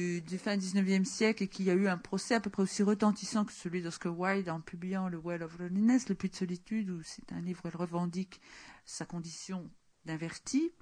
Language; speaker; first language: French; native; French